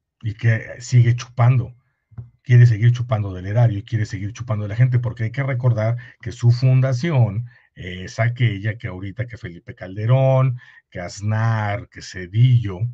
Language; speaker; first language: Spanish; native; Spanish